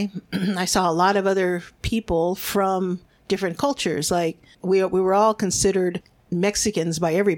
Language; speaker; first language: English; early bilingual, other home language; Spanish